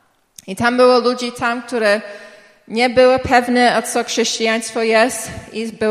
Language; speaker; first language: Polish; early bilingual, heritage; English